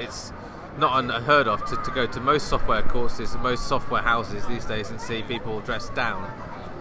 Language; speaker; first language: English; native; English